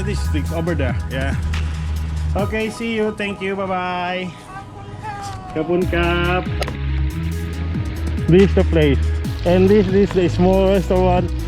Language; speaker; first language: English; non-native, local second language; Filipino